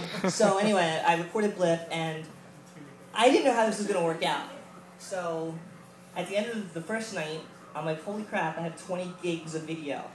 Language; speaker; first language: English; native; English